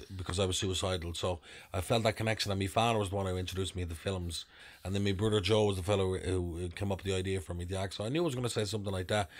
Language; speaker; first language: English; native; English